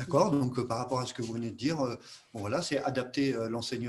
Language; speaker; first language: French; native; French